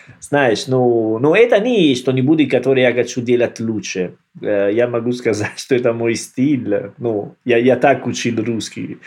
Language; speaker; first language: Russian; non-native, learner; Italian